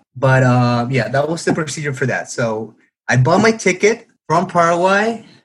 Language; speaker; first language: English; non-native, fluent; Spanish